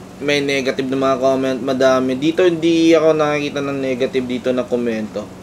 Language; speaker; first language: Filipino; non-native, local second language; Cebuano